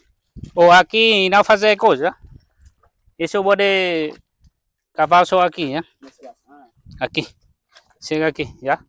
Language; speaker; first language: Portuguese; non-native, learner; Vietnamese